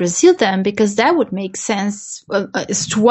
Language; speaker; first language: English; non-native, fluent; Portuguese